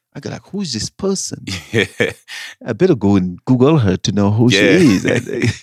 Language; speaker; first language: English; non-native, fluent; Wolof